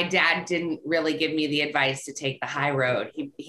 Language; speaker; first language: English; native; English